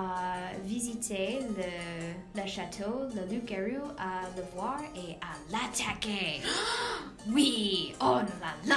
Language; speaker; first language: French; non-native, learner; English